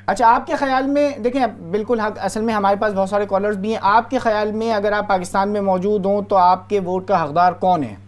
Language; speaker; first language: Urdu; native; Urdu